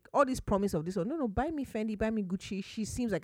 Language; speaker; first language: English; non-native, local second language; Yoruba